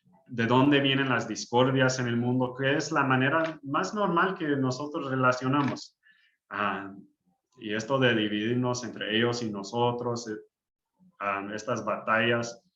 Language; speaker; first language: Spanish; early bilingual, heritage; English